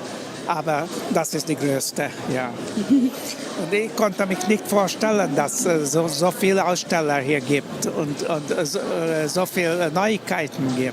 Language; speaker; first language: German; non-native, fluent; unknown